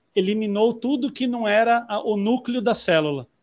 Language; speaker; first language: Portuguese; native; Portuguese